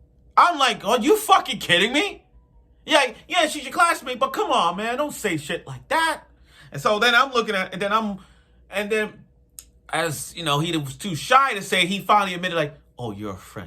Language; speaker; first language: English; native; English